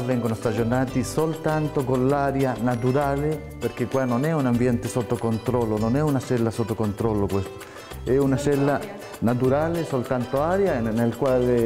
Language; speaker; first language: Italian; early bilingual, heritage; Spanish